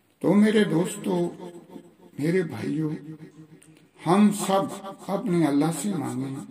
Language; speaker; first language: Urdu; non-native, local second language; Punjabi